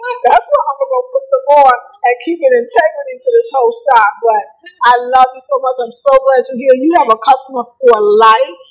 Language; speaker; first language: English; native; English